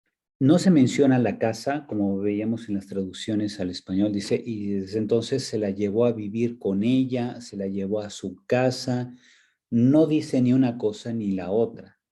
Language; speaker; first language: Spanish; native; Spanish